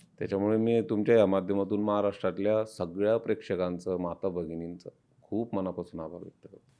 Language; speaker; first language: Marathi; native; Marathi